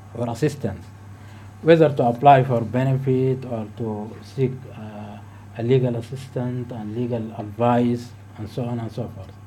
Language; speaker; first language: English; non-native, fluent; Arabic